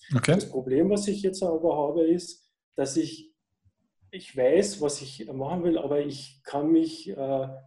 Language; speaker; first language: German; native; German